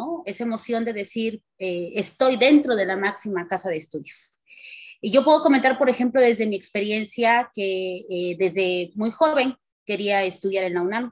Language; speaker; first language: Spanish; native; Spanish